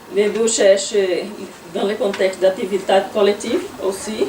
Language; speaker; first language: French; non-native, learner; Portuguese